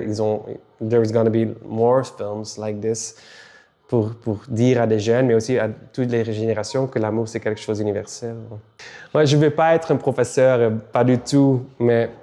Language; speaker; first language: French; non-native, local second language; Dutch